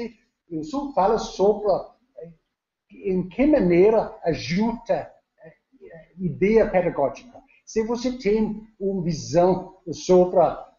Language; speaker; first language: Portuguese; non-native, learner; Danish